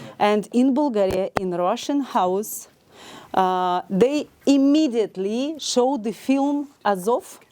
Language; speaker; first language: English; non-native, learner; Ukrainian